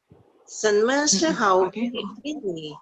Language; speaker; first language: Chinese; non-native, learner; Indonesian